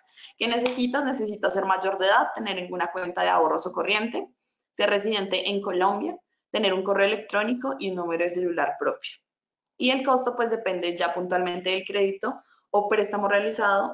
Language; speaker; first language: Spanish; native; Spanish